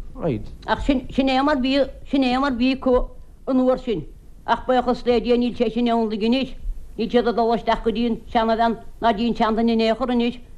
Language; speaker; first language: Irish; native; Irish